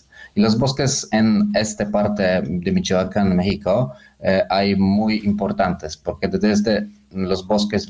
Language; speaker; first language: Spanish; non-native, learner; Polish